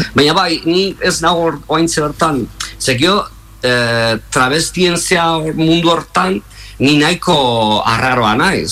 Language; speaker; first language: Basque; non-native, local second language; Spanish